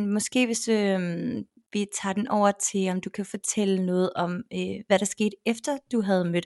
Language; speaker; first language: Danish; native; Danish